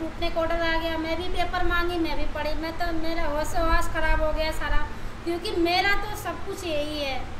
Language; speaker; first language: Hindi; native; Hindi